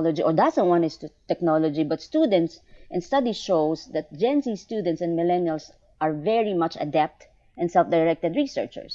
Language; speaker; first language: English; non-native, local second language; Filipino